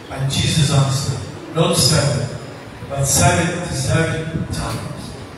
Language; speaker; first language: English; non-native, learner; Spanish